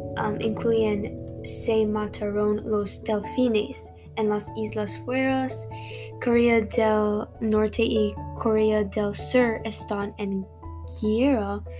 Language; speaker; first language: Spanish; non-native, learner; English